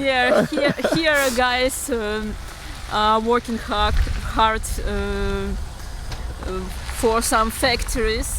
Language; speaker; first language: English; non-native, fluent; Russian